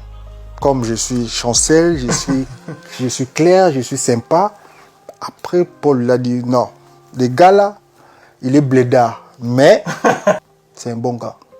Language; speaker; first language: French; non-native, local second language; Lingala